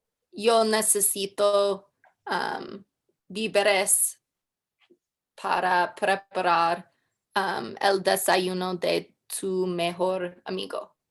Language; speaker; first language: Spanish; non-native, learner; English